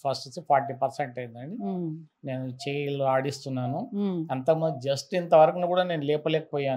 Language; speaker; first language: Telugu; native; Telugu